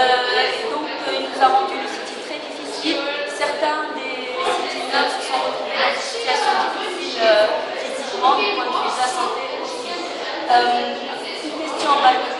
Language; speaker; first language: French; non-native, local second language; Arabic